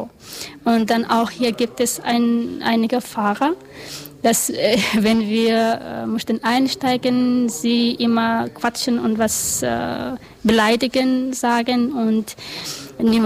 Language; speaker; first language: German; non-native, learner; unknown